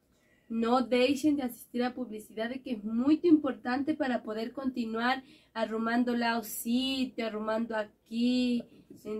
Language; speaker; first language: Portuguese; non-native, fluent; Spanish